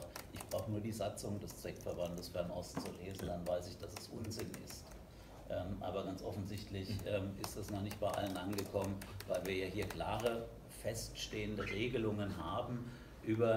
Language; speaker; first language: German; native; German